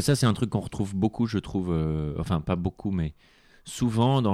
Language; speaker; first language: French; native; French